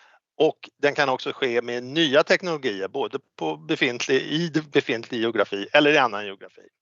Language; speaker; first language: Swedish; native; Swedish